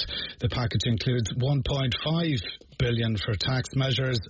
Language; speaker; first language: English; native; English